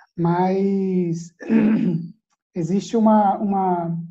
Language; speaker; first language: Portuguese; early bilingual, other home language; Arabic